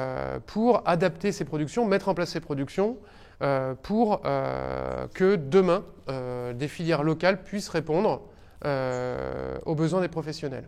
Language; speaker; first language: French; native; French